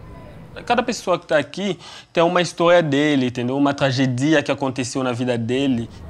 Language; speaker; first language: Portuguese; non-native, fluent; French